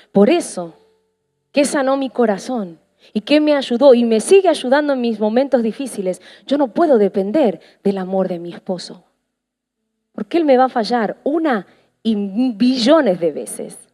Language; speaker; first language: Spanish; native; Spanish